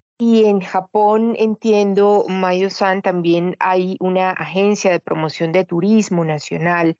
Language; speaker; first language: Spanish; native; Spanish